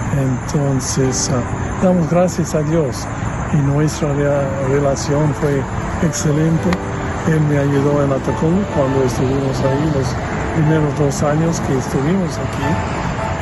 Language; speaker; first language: Spanish; non-native, fluent; English